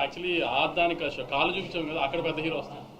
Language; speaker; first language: Telugu; native; Telugu